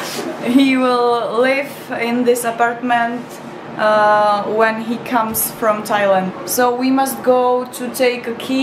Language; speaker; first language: English; non-native, learner; Czech